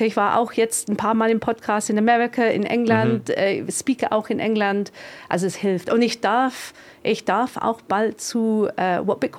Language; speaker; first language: German; non-native, fluent; English